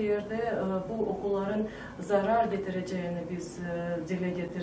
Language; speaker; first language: Turkish; non-native, fluent; Tajik